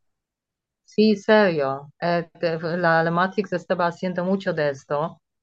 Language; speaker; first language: Spanish; non-native, fluent; Polish